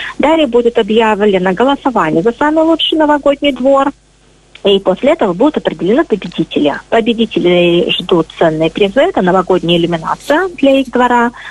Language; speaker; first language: Russian; native; Russian